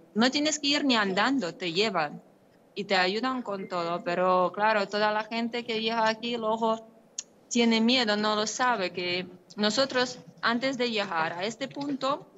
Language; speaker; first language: Spanish; non-native, fluent; Ukrainian